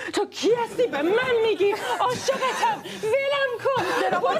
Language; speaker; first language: Persian; early bilingual, heritage; Persian